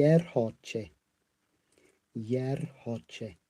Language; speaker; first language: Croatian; non-native, learner; English